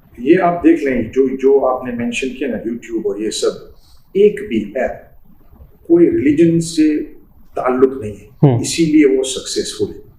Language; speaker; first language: Urdu; non-native, fluent; English